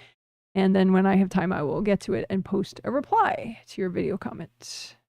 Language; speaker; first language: English; native; English